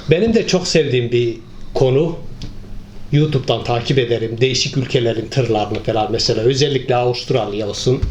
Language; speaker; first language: Turkish; native; Turkish